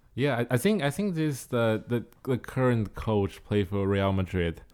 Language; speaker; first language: English; non-native, fluent; Chinese